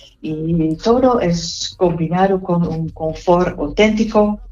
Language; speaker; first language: Spanish; non-native, learner; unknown